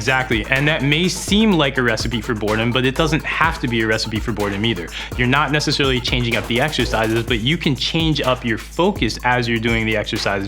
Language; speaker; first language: English; native; English